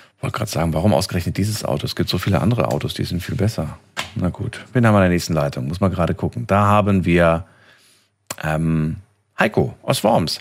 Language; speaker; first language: German; native; German